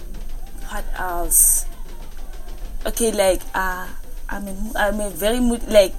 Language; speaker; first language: English; non-native, local second language; Zulu